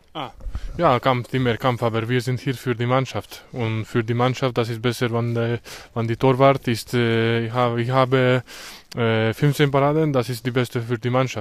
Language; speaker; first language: German; non-native, learner; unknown